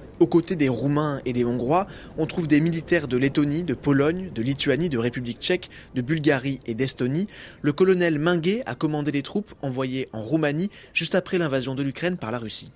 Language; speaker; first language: French; native; French